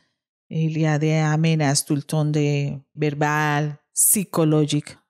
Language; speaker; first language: French; non-native, learner; Spanish